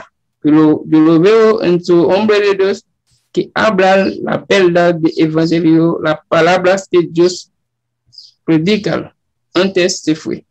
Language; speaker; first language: Spanish; non-native, learner; Haitian Creole